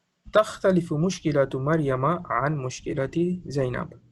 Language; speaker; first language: Arabic; non-native, fluent; English